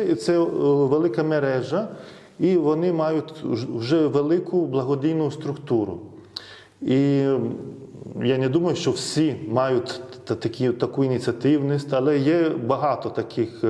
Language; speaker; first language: Ukrainian; non-native, fluent; Lithuanian